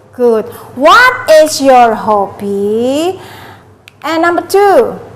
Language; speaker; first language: English; non-native, learner; Indonesian